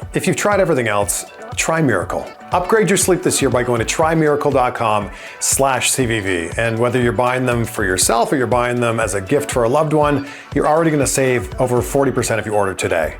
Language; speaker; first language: English; native; English